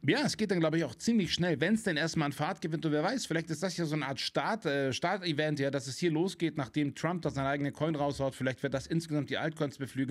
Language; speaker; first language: German; native; German